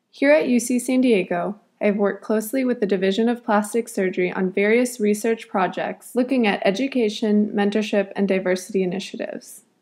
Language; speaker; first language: English; native; English